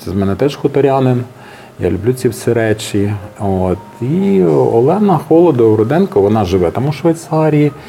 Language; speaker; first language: Ukrainian; native; Ukrainian